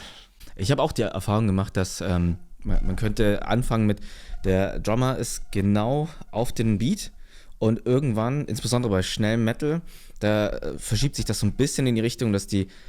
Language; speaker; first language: German; native; German